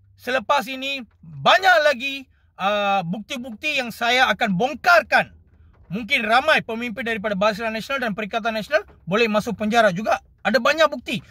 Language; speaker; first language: Malay; non-native, local second language; Tamil